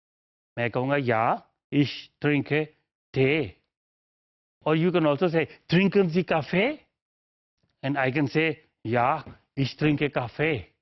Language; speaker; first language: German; non-native, fluent; Urdu